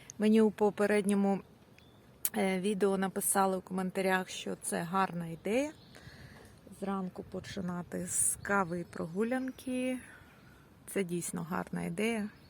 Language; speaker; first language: Ukrainian; native; Ukrainian